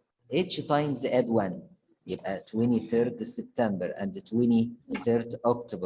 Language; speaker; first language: English; non-native, fluent; Arabic